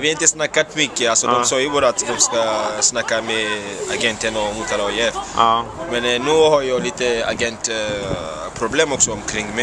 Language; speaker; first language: Swedish; non-native, fluent; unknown